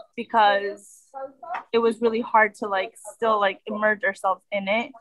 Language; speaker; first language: English; early bilingual, other home language; Spanish